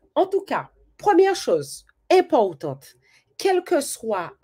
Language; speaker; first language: French; native; French